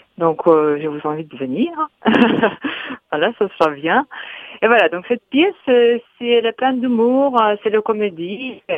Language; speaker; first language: French; non-native, learner; Lithuanian